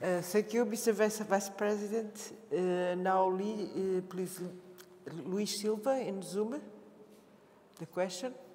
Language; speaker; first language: English; non-native, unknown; Portuguese